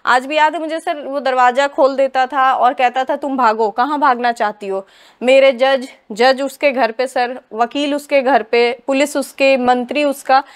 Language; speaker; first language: Hindi; native; Hindi